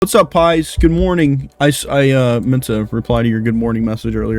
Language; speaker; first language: English; native; English